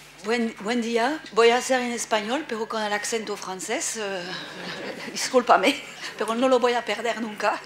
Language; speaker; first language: Spanish; non-native, fluent; French